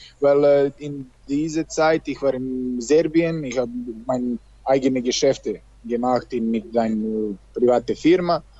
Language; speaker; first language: German; non-native, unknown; Serbian